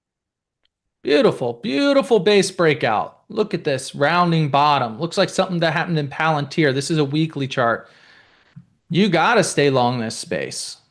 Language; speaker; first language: English; native; English